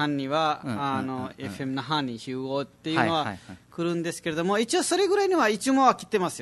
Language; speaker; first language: Japanese; non-native, fluent; Nepali